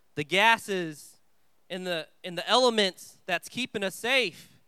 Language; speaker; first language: English; early bilingual, other home language; Vietnamese